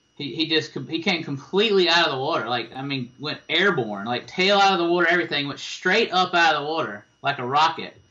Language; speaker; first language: English; native; English